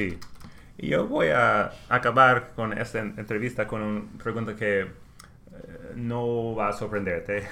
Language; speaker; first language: Spanish; non-native, learner; English